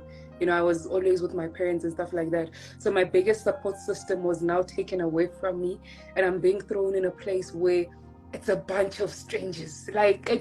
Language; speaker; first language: English; non-native, local second language; Tswana